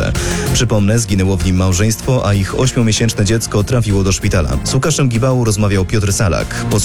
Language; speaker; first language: Polish; native; Polish